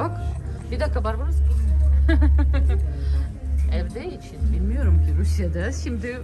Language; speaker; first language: Turkish; non-native, learner; Russian